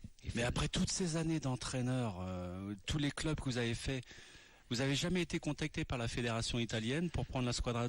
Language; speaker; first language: French; native; French